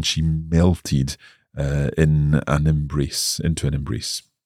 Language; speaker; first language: English; native; English